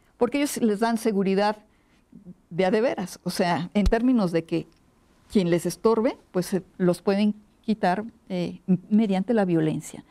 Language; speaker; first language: Spanish; native; Spanish